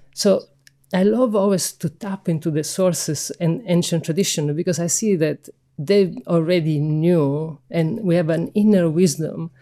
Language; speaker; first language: English; non-native, fluent; Italian